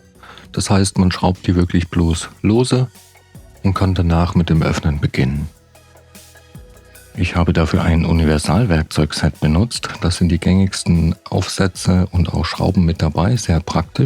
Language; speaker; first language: German; native; German